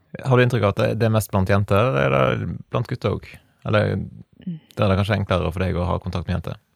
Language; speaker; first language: Norwegian; native; Norwegian